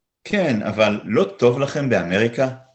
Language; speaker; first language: Hebrew; non-native, fluent; English